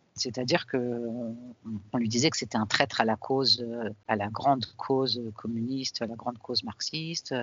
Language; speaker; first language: French; early bilingual, other home language; Arabic